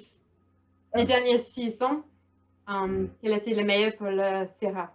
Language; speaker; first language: French; non-native, learner; English